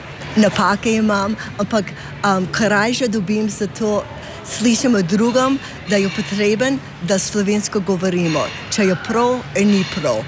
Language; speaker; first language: Slovenian; early bilingual, heritage; English